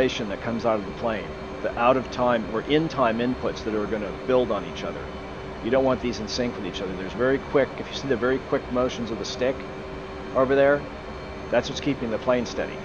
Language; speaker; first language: English; native; English